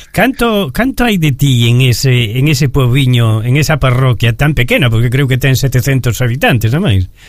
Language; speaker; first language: Galician; early bilingual, heritage; Galician